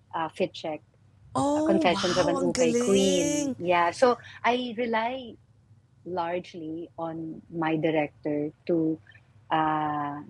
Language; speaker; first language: Filipino; native; Filipino